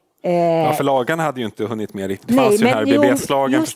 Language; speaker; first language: Swedish; native; Swedish